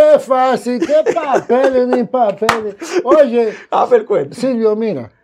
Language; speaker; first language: Spanish; non-native, fluent; Haitian Creole